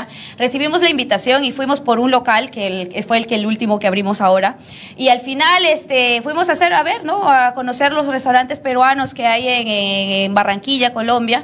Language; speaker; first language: Spanish; native; Spanish